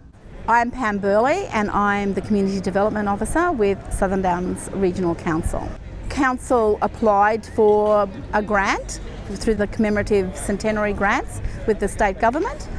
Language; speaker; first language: English; native; English